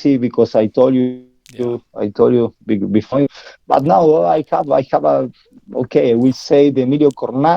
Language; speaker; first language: English; non-native, learner; Spanish